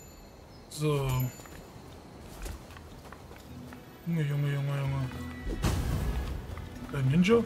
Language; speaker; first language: German; native; German